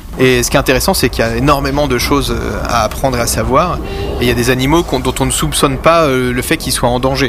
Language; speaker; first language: French; native; French